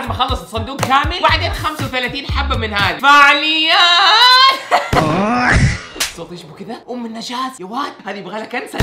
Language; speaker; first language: Arabic; native; Arabic